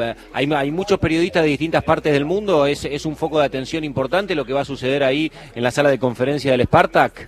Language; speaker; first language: Spanish; native; Spanish